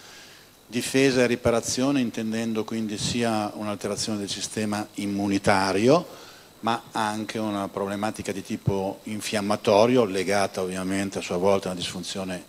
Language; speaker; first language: Italian; native; Italian